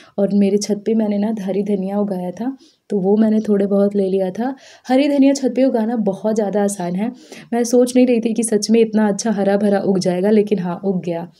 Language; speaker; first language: Hindi; native; Hindi